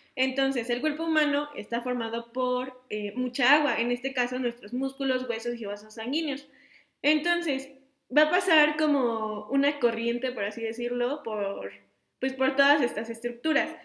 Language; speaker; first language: Spanish; native; Spanish